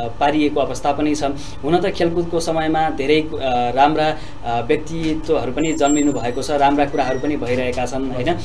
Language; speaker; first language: Nepali; native; Nepali